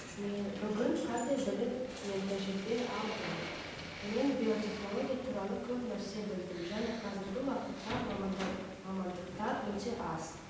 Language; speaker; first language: Kazakh; non-native, learner; Russian